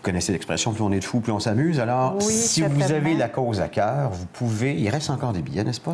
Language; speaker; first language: French; native; French